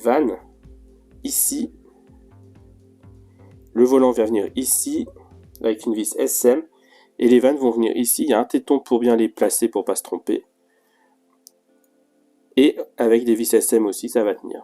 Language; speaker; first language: French; native; French